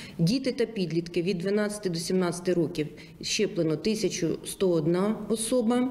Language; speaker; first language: Ukrainian; native; Ukrainian